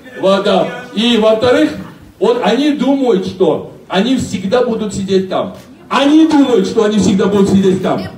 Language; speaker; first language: Russian; non-native, local second language; Georgian